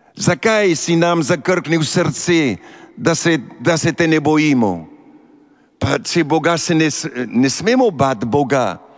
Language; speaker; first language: Slovenian; early bilingual, heritage; Slovenian